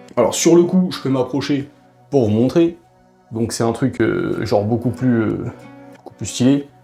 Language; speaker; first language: French; early bilingual, other home language; Portuguese